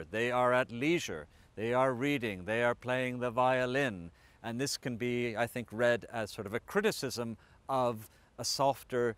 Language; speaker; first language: English; non-native, fluent; Estonian